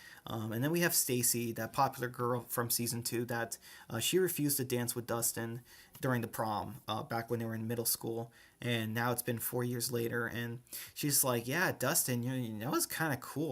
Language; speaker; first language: English; native; English